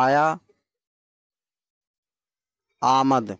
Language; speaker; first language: Persian; non-native, fluent; Urdu